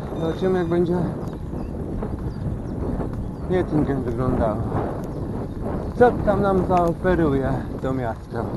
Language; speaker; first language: Polish; native; Polish